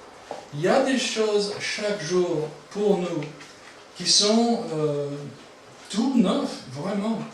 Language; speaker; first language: French; non-native, fluent; English